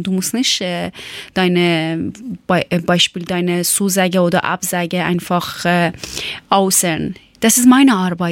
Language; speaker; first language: German; non-native, learner; Persian